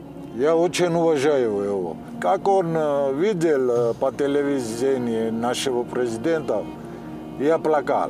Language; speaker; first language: Russian; non-native, local second language; Georgian